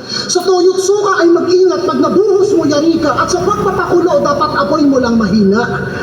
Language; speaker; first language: Filipino; non-native, local second language; Cebuano